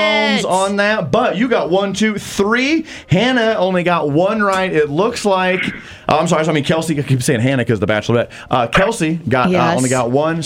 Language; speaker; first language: English; native; English